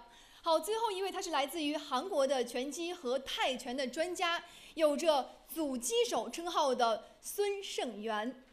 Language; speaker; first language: Chinese; native; Chinese